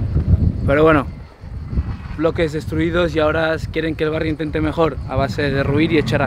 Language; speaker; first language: Spanish; native; Spanish